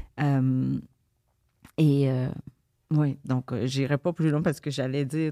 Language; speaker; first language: French; early bilingual, other home language; Vietnamese